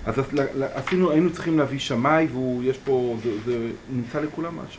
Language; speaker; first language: Hebrew; native; Hebrew